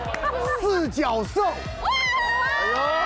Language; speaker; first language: Chinese; native; Chinese